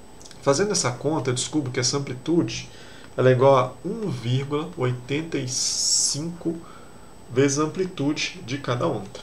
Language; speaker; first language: Portuguese; native; Portuguese